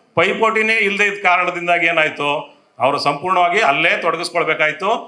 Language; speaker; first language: Kannada; native; Kannada